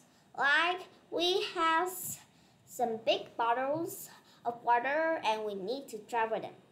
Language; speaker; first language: English; non-native, learner; Vietnamese